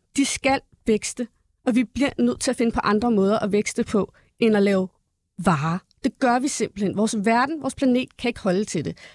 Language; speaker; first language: Danish; early bilingual, other home language; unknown